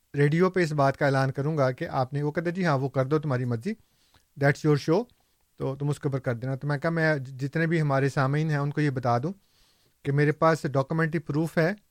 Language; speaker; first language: Urdu; non-native, local second language; Punjabi